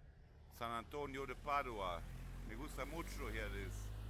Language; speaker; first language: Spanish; non-native, learner; German